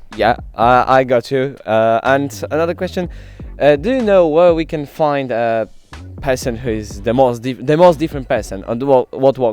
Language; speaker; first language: English; non-native, learner; Polish